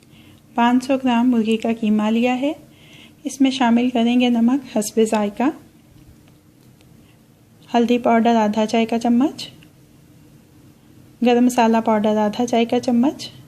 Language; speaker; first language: Urdu; native; Urdu